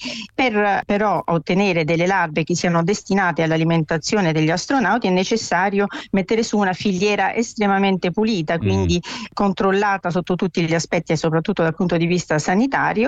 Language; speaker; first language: Italian; native; Italian